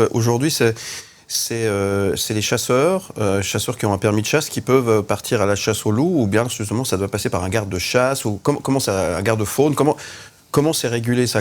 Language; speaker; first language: French; native; French